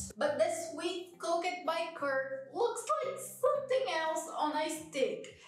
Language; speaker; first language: English; non-native, fluent; Portuguese